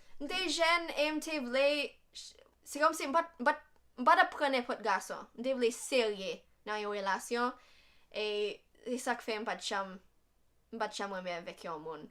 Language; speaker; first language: Haitian Creole; non-native, fluent; English